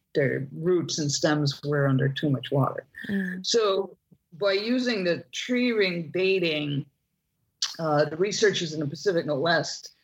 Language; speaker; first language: English; non-native, fluent; Dutch